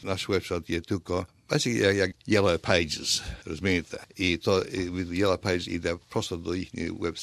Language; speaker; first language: Ukrainian; early bilingual, heritage; Ukrainian